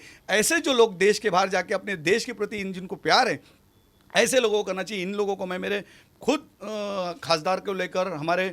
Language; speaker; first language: Hindi; native; Hindi